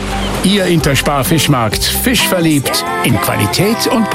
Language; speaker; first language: German; native; German